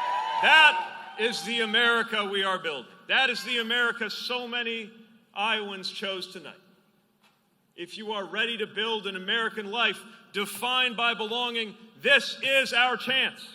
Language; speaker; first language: English; native; English